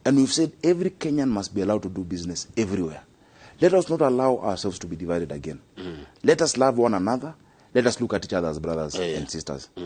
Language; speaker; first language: English; non-native, local second language; Swahili